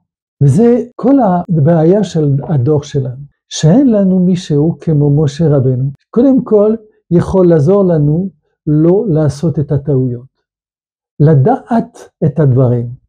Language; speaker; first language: Hebrew; non-native, fluent; French